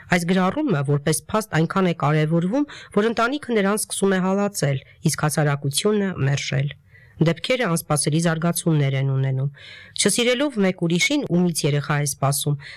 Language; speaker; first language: Armenian; native; Armenian